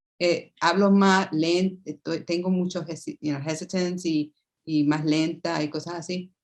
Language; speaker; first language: Spanish; early bilingual, heritage; English